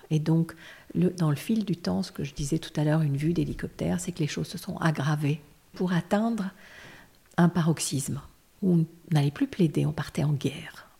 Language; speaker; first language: French; non-native, local second language; Armenian